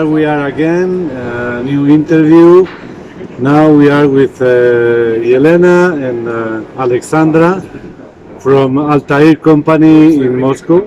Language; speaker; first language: English; non-native, fluent; Spanish